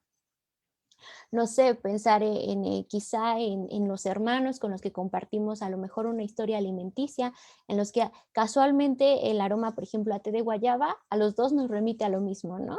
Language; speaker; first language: Spanish; native; Spanish